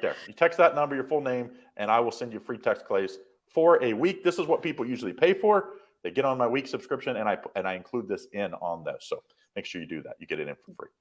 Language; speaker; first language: English; native; English